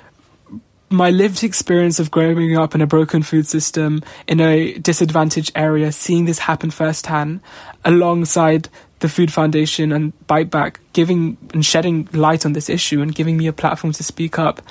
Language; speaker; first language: English; native; English